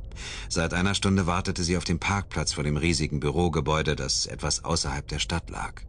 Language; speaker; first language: German; native; German